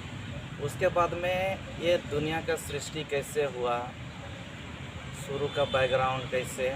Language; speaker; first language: Hindi; non-native, local second language; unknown